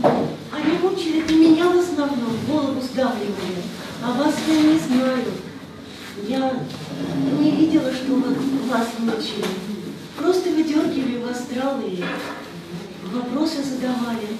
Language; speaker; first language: Russian; native; Russian